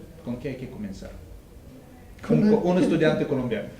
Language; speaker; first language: Spanish; non-native, fluent; Russian